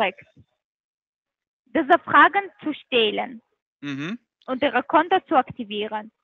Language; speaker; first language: German; non-native, learner; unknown